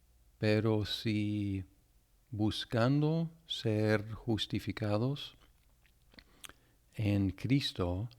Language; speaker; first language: Spanish; non-native, fluent; English